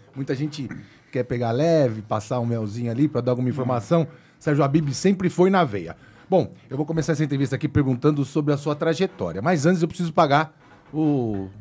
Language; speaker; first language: Portuguese; native; Portuguese